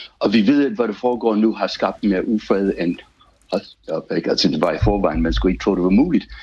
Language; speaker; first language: Danish; non-native, fluent; English